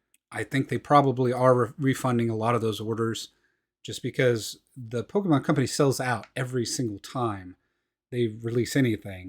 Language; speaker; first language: English; native; English